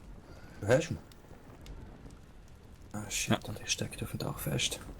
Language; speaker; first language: German; native; German